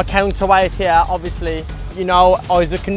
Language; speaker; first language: English; native; English